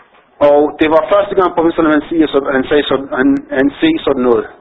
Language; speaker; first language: Danish; non-native, fluent; Arabic